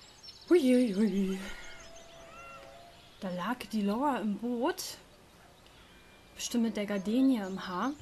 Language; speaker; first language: German; native; German